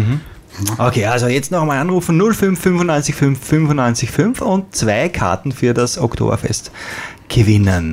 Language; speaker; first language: German; native; German